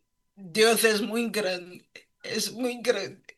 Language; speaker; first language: Portuguese; non-native, learner; Spanish